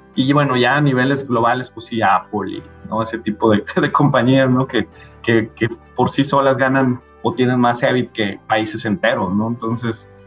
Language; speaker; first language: Spanish; native; Spanish